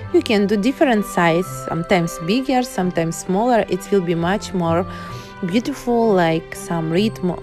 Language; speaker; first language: English; non-native, learner; Ukrainian